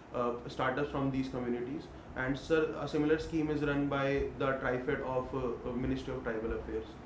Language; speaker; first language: English; non-native, local second language; Hindi